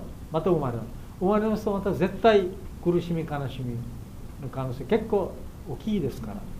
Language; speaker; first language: Japanese; non-native, learner; Bangla